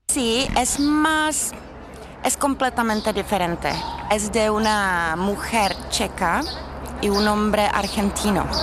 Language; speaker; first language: Spanish; non-native, learner; Czech